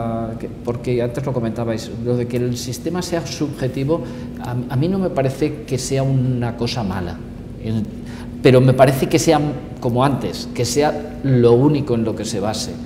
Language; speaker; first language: Spanish; native; Spanish